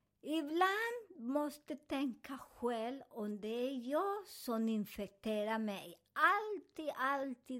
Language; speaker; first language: Swedish; non-native, fluent; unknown